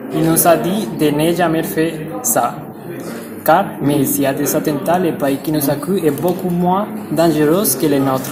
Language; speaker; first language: French; non-native, fluent; Spanish